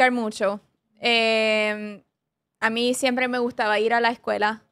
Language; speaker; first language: Spanish; early bilingual, heritage; Spanish